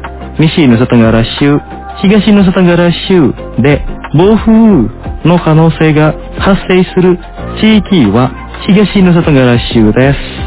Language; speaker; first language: Japanese; non-native, fluent; Indonesian